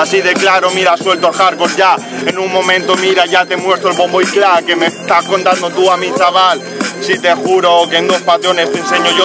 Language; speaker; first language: Spanish; native; Spanish